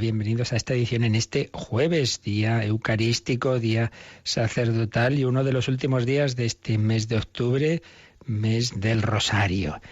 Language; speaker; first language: Spanish; native; Spanish